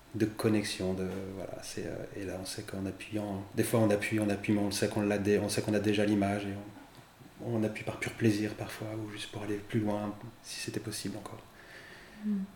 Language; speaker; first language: French; native; French